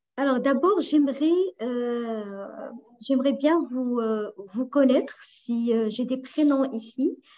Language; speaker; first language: French; non-native, local second language; Arabic